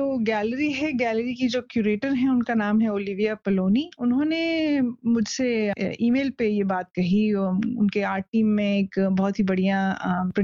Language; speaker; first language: Hindi; non-native, local second language; Punjabi